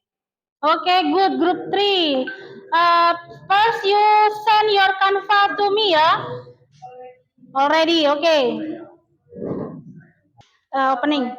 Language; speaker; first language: English; non-native, learner; Indonesian